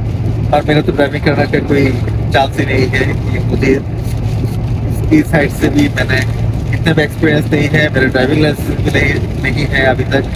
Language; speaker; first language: Hindi; non-native, learner; Bangla